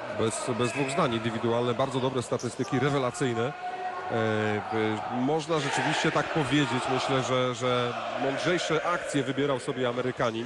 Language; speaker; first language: Polish; native; Polish